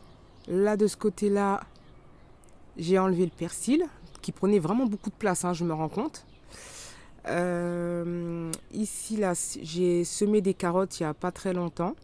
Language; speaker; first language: French; native; French